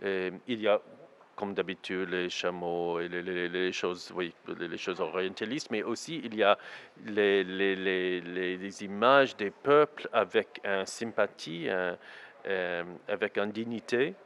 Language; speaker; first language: French; non-native, learner; English